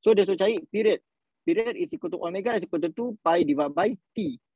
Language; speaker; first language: English; non-native, local second language; Malay